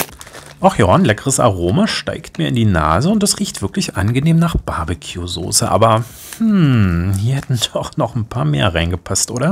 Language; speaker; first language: German; native; German